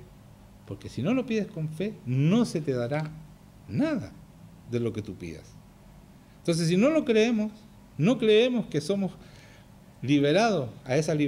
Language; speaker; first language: Spanish; native; Spanish